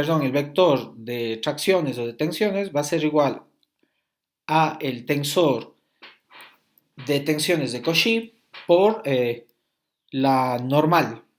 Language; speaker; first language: Spanish; native; Spanish